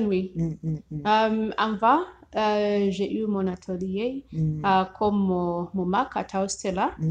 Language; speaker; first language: French; non-native, learner; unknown